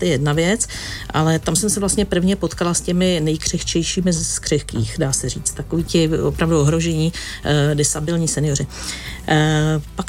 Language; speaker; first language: Czech; native; Czech